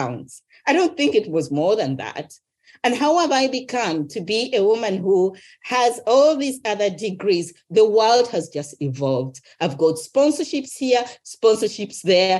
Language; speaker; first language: English; non-native, local second language; Ganda